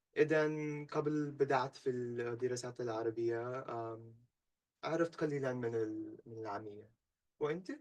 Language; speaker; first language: Arabic; non-native, learner; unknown